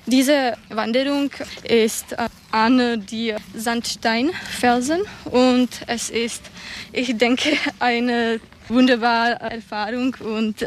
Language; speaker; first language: German; non-native, learner; Czech